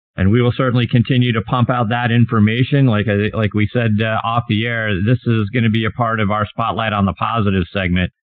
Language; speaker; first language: English; native; English